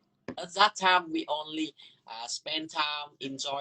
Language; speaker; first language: English; non-native, learner; Vietnamese